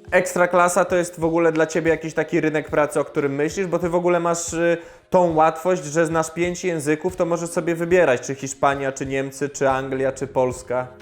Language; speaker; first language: Polish; native; Polish